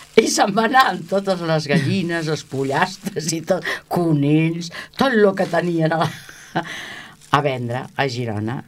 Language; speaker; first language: Catalan; native; Catalan